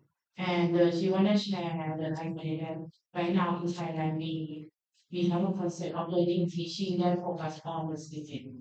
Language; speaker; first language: English; non-native, learner; Thai